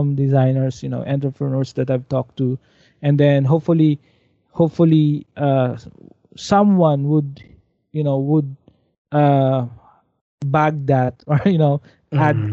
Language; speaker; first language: English; non-native, local second language; Filipino